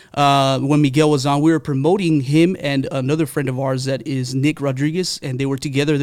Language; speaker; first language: English; early bilingual, other home language; Spanish